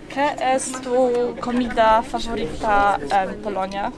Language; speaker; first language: Spanish; non-native, learner; Polish